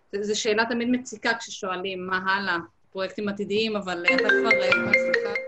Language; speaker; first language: Hebrew; native; Hebrew